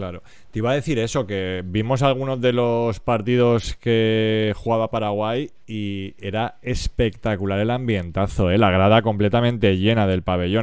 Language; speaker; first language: Spanish; native; Spanish